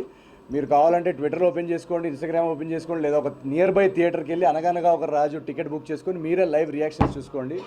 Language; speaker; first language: Telugu; native; Telugu